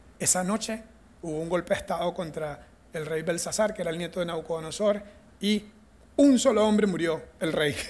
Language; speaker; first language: Spanish; native; Spanish